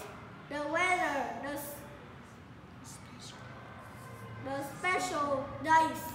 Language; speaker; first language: English; non-native, learner; Vietnamese